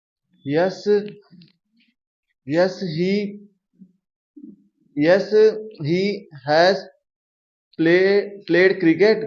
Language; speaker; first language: English; non-native, learner; Hindi